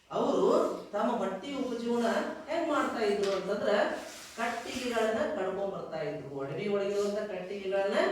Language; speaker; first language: Kannada; native; Kannada